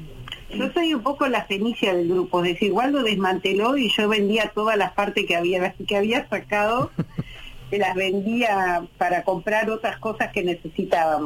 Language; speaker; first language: Spanish; native; Spanish